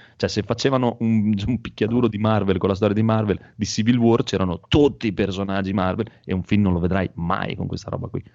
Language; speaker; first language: Italian; native; Italian